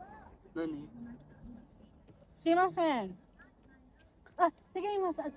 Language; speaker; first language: Japanese; non-native, learner; Filipino